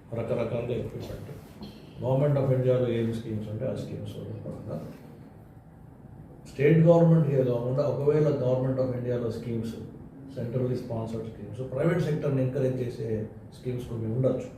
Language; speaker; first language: Telugu; native; Telugu